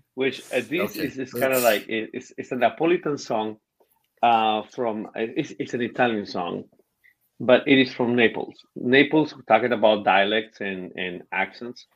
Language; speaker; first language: English; non-native, fluent; Spanish